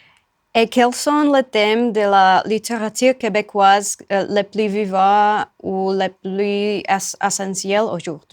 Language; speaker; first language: French; non-native, fluent; Czech